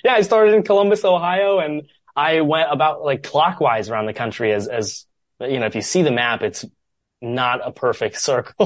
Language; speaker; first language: English; native; English